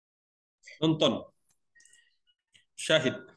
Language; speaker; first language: Arabic; non-native, learner; Indonesian